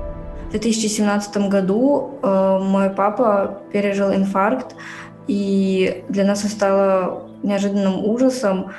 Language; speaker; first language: Russian; native; Russian